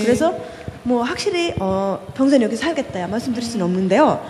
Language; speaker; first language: Korean; non-native, fluent; Finnish